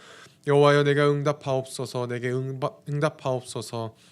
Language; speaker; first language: Korean; native; Korean